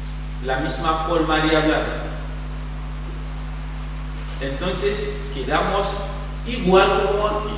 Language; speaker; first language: Spanish; non-native, fluent; French